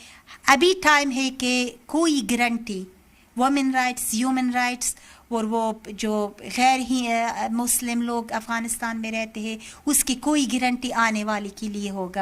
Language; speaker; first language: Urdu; non-native, learner; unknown